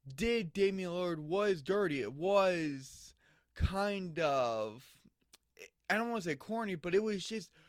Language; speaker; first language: English; native; English